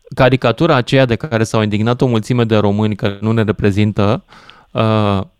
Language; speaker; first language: Romanian; native; Romanian